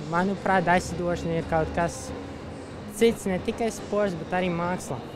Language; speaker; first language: Latvian; non-native, local second language; Russian